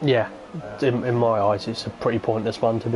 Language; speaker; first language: English; native; English